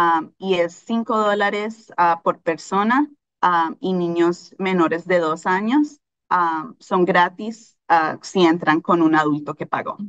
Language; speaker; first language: Spanish; early bilingual, heritage; Spanish